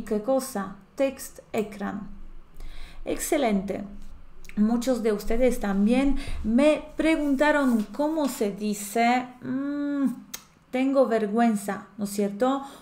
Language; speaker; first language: Spanish; non-native, fluent; Polish